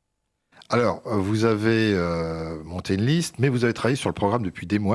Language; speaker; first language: French; native; French